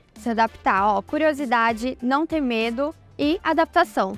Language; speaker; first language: Portuguese; native; Portuguese